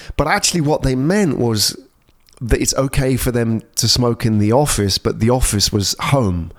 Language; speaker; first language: English; native; English